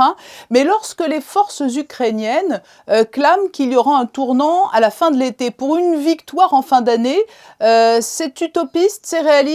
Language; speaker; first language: French; native; French